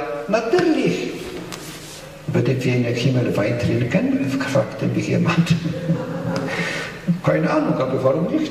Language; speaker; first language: German; non-native, fluent; Polish